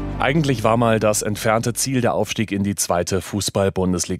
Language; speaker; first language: German; native; German